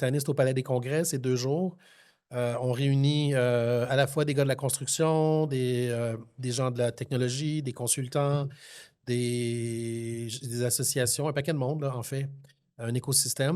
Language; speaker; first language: French; native; French